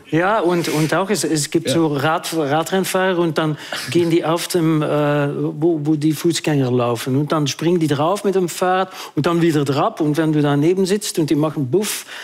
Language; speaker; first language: German; non-native, local second language; Dutch